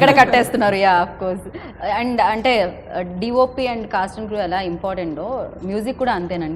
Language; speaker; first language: Telugu; native; Telugu